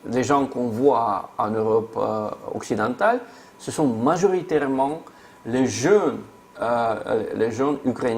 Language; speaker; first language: French; non-native, fluent; Russian